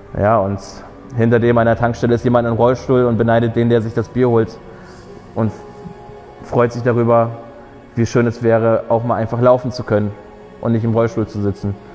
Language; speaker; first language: German; early bilingual, other home language; Polish